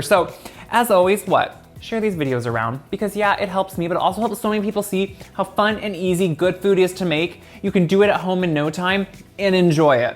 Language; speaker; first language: English; native; English